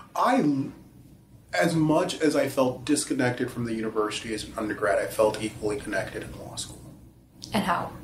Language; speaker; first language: English; early bilingual, other home language; Haitian Creole